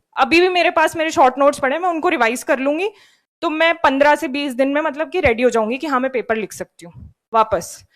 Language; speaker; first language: Hindi; native; Hindi